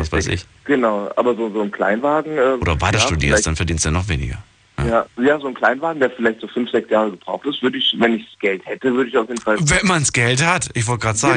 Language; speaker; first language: German; native; German